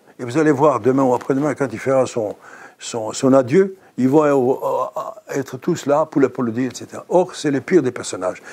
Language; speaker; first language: French; non-native, fluent; Greek